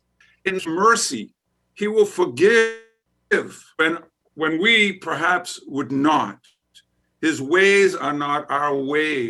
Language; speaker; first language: English; native; English